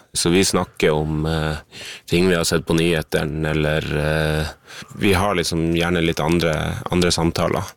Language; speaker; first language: Norwegian; native; Norwegian